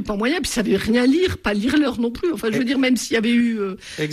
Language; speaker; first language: French; native; French